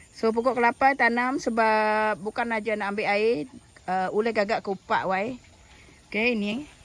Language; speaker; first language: Malay; non-native, local second language; Iban